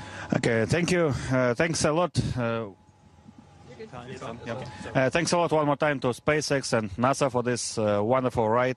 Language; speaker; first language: English; non-native, fluent; Russian